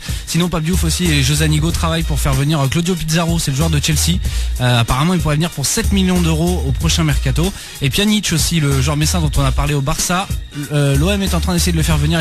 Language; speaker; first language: French; native; French